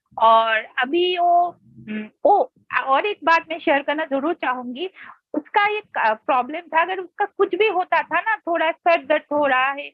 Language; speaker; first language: Hindi; non-native, local second language; Bangla